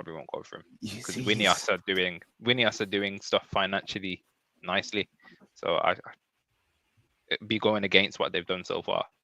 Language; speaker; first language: English; native; English